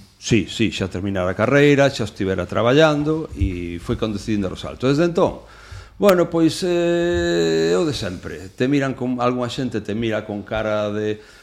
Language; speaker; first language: Galician; non-native, local second language; Spanish